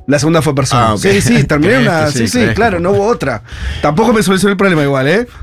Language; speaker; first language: Spanish; native; Spanish